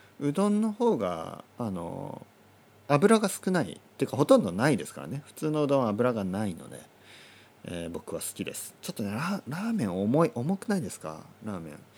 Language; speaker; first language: Japanese; native; Japanese